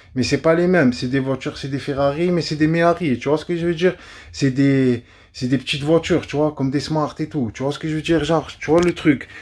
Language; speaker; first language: French; native; French